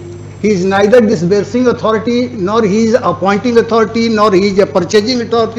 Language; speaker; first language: English; non-native, local second language; Hindi